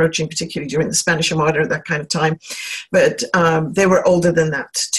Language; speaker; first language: English; native; English